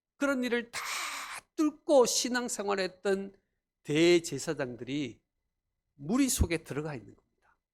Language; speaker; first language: Korean; native; Korean